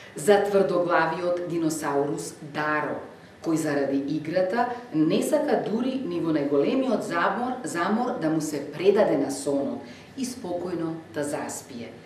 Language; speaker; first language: Macedonian; native; Macedonian